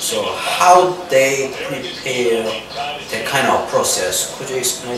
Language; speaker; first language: English; non-native, learner; Korean